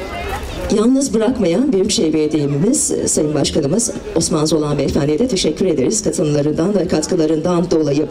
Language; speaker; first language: Turkish; native; Turkish